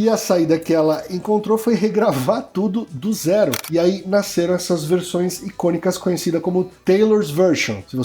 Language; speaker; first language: Portuguese; native; Portuguese